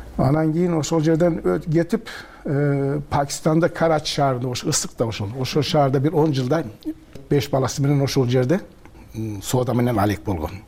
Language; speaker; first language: Kyrgyz; early bilingual, heritage; Kyrgyz